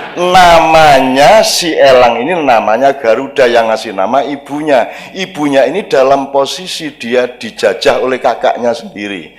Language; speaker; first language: Indonesian; non-native, local second language; Javanese